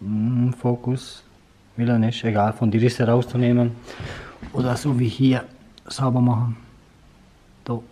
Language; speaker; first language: German; non-native, fluent; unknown